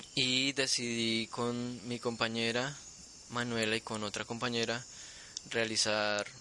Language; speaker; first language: Spanish; native; Spanish